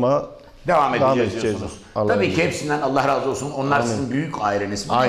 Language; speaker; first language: Turkish; native; Turkish